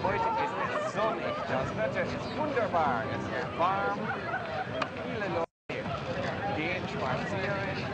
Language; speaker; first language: German; non-native, fluent; English